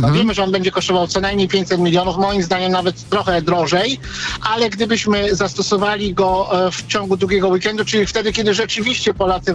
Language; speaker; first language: Polish; native; Polish